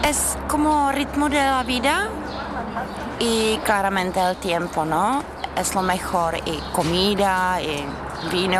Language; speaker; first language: Spanish; non-native, learner; Czech